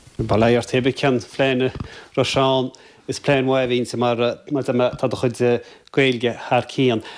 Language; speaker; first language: Irish; native; Irish